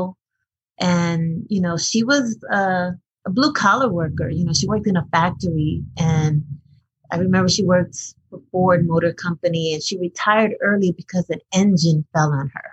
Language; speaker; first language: English; early bilingual, other home language; Spanish